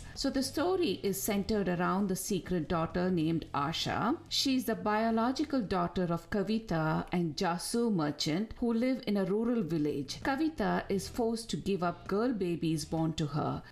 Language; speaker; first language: English; non-native, local second language; Tamil